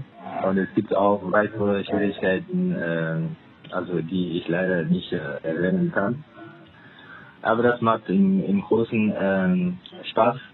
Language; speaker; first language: German; non-native, fluent; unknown